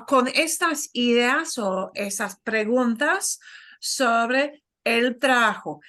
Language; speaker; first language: Spanish; non-native, fluent; English